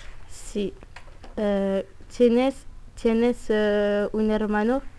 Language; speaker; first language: Spanish; non-native, learner; French